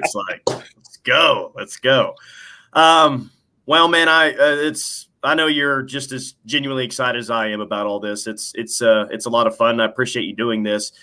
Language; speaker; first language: English; native; English